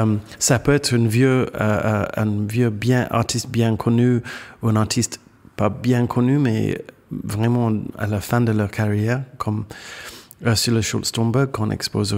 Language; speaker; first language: French; non-native, fluent; English